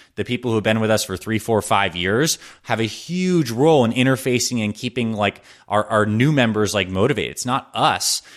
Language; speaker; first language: English; native; English